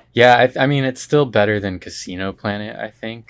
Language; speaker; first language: English; native; English